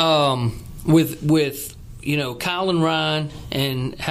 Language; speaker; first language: English; native; English